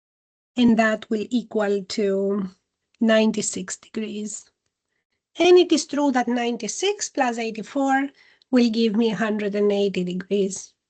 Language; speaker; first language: English; non-native, fluent; Greek